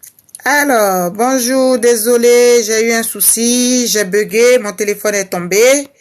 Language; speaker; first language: French; native; French